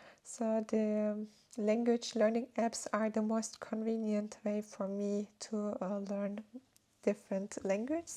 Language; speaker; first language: English; non-native, fluent; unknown